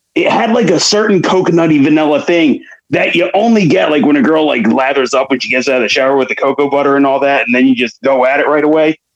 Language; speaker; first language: English; native; English